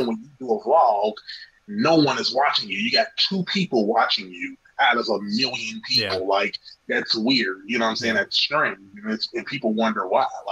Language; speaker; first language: English; native; English